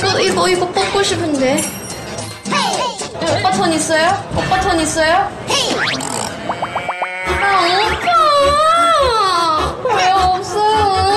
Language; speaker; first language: Korean; non-native, fluent; Thai